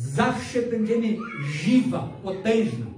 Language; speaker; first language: Polish; non-native, learner; Portuguese